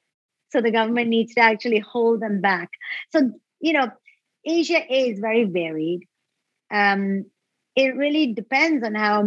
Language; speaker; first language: English; non-native, local second language; Urdu